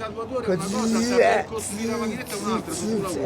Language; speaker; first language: Italian; native; Italian